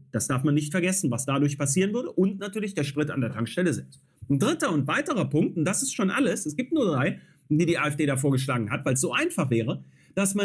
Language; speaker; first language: German; native; German